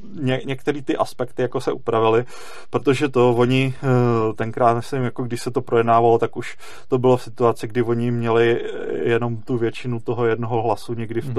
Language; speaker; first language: Czech; native; Czech